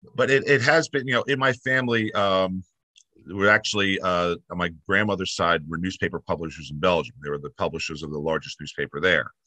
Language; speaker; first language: English; native; English